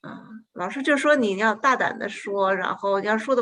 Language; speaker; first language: Chinese; native; Chinese